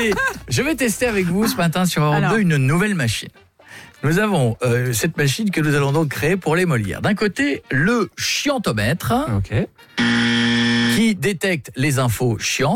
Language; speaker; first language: French; native; French